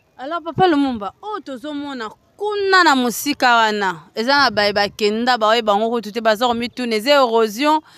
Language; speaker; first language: Lingala; native; Lingala